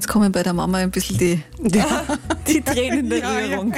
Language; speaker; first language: German; native; German